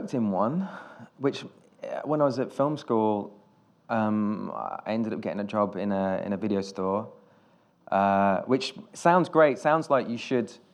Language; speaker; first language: English; native; English